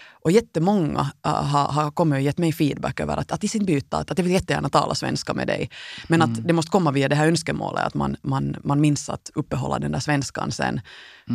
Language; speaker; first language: Swedish; native; Swedish